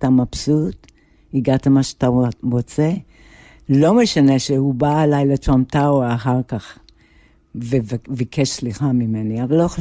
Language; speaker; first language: Hebrew; non-native, fluent; English